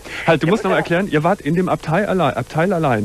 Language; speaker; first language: German; native; German